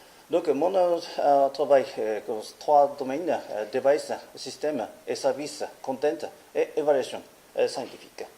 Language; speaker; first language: French; non-native, learner; Japanese